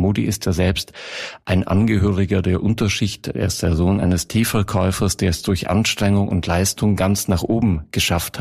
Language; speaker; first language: German; native; German